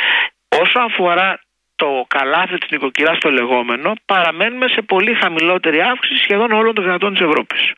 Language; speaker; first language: Greek; native; Greek